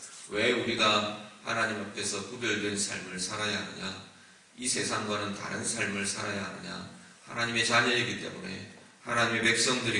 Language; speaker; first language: Korean; native; Korean